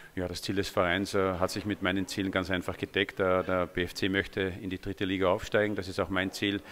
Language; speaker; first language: German; native; German